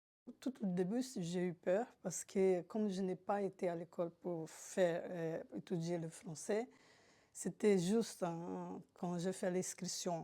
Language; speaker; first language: French; non-native, fluent; Portuguese